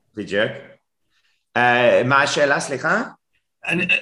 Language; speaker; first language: Hebrew; non-native, fluent; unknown